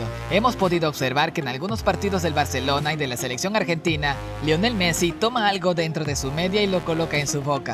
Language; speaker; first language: Spanish; native; Spanish